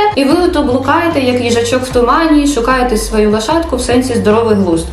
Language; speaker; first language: Ukrainian; non-native, local second language; Russian